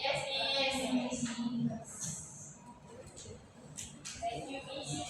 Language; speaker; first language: English; non-native, learner; Indonesian